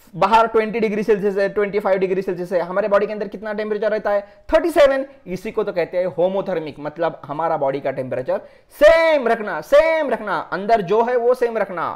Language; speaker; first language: Hindi; non-native, local second language; Marathi